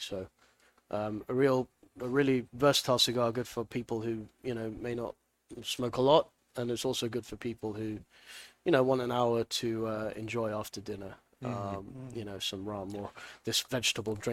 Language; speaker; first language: English; native; English